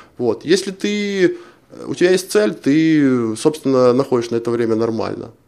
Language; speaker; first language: Russian; non-native, local second language; Ukrainian